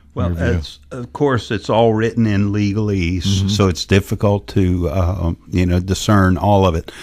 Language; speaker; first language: English; native; English